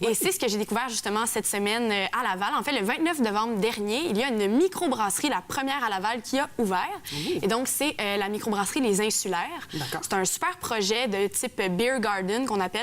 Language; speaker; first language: French; native; French